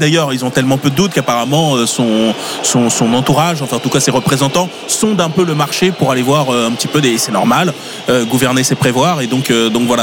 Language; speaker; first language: French; native; French